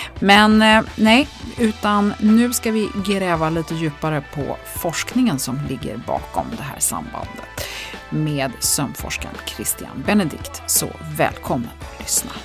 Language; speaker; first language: Swedish; native; Swedish